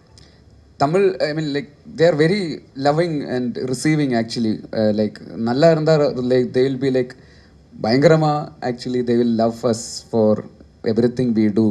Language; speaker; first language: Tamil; non-native, learner; Malayalam